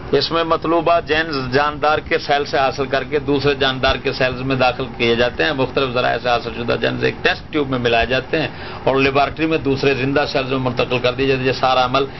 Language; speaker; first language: Urdu; non-native, local second language; Punjabi